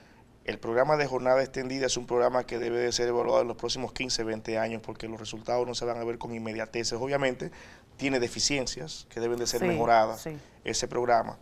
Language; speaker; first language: Spanish; native; Spanish